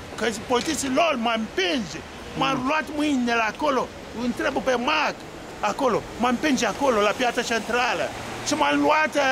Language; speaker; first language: Romanian; non-native, learner; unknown